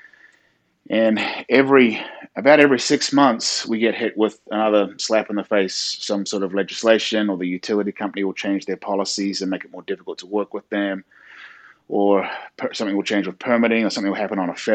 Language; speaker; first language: English; native; English